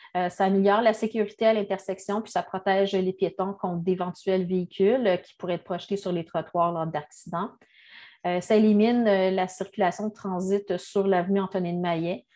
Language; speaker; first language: French; native; French